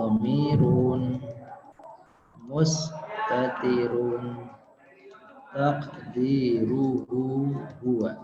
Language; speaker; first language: Arabic; non-native, fluent; Indonesian